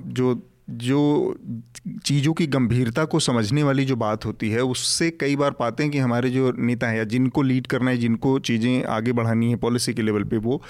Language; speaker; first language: Hindi; native; Hindi